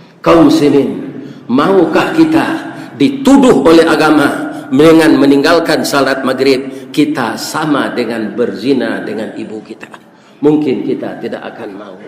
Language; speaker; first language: Malay; non-native, local second language; Minangkabau